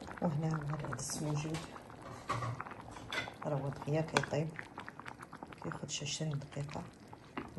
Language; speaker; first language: Arabic; native; Arabic